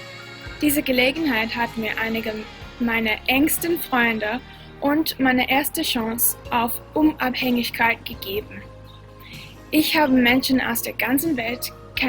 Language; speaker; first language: German; non-native, fluent; English